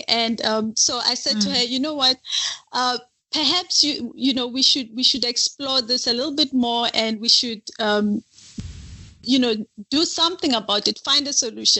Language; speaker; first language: English; non-native, local second language; Northern Sotho